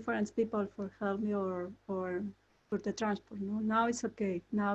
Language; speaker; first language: English; non-native, learner; Spanish